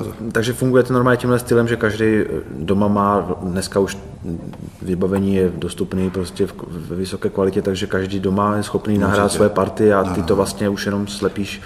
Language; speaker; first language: Czech; native; Czech